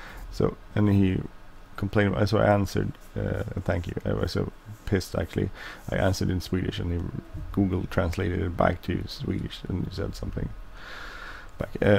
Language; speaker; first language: English; non-native, fluent; Swedish